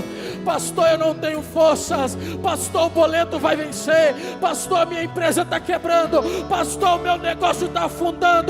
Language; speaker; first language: Portuguese; native; Portuguese